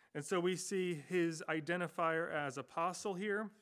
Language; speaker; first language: English; native; English